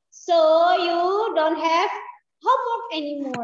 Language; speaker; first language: English; non-native, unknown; Indonesian